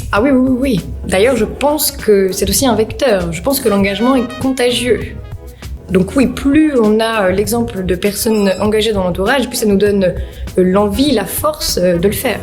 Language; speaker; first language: French; native; French